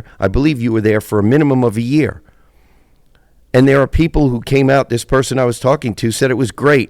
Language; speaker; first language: English; native; English